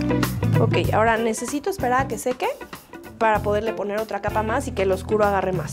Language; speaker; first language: Spanish; native; Spanish